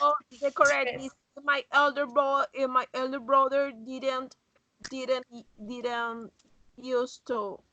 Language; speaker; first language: English; non-native, learner; Spanish